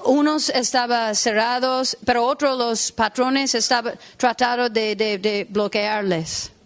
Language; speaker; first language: Spanish; non-native, fluent; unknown